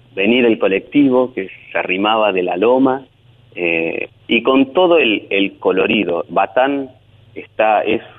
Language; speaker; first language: Spanish; native; Spanish